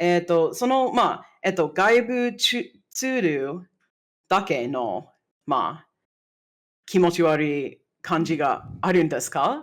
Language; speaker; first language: Japanese; non-native, fluent; English